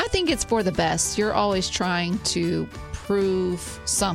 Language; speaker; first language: English; native; English